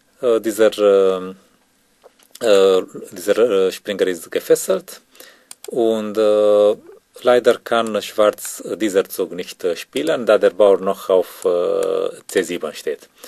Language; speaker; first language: German; non-native, learner; Romanian